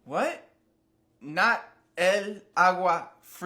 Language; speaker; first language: Spanish; non-native, learner; English